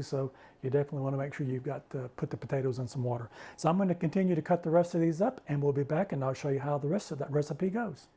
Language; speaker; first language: English; native; English